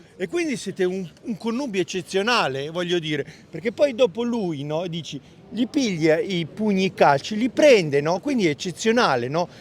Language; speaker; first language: Italian; native; Italian